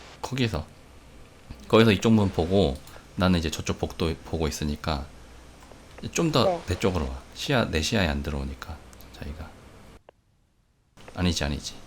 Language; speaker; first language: Korean; native; Korean